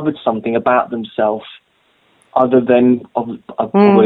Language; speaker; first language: English; native; English